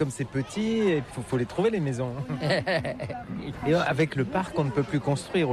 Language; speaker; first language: French; native; French